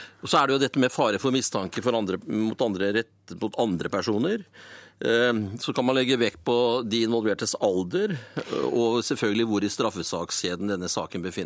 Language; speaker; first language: Norwegian; native; Norwegian